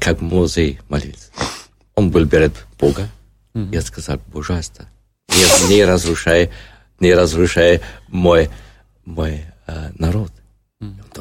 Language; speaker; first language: Russian; non-native, learner; German